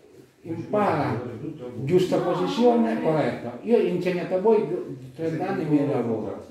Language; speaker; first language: Italian; non-native, learner; Indonesian